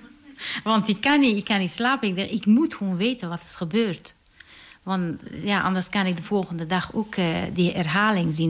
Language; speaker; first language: Dutch; non-native, learner; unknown